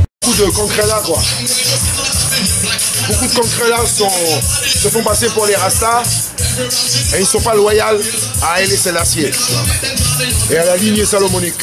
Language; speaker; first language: French; native; French